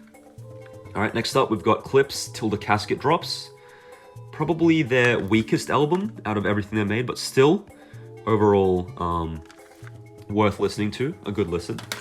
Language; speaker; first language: English; native; English